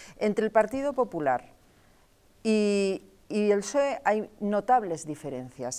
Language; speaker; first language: Spanish; native; Spanish